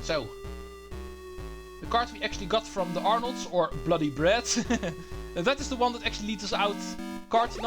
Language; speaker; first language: English; non-native, fluent; Dutch